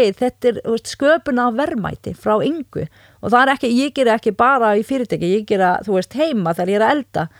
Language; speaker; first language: Icelandic; non-native, fluent; Arabic